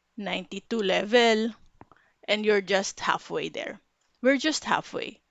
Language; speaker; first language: English; non-native, local second language; Filipino